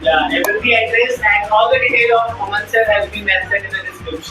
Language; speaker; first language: English; non-native, fluent; Hindi